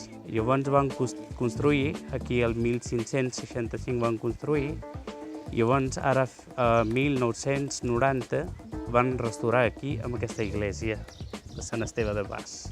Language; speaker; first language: Catalan; non-native, learner; Punjabi